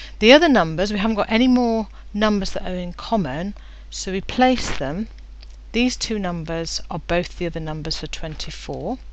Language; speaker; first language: English; native; English